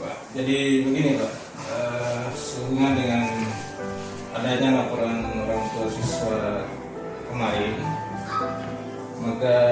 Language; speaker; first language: Indonesian; native; Indonesian